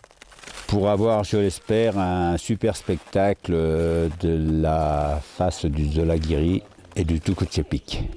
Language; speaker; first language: French; native; French